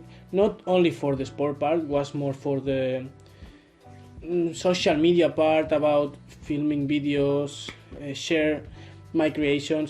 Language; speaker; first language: English; non-native, learner; Spanish